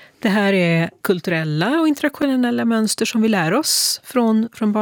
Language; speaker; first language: Swedish; native; Swedish